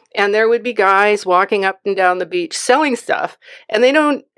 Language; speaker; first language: English; native; English